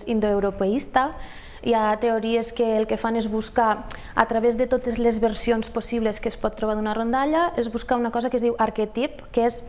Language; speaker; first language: Catalan; native; Catalan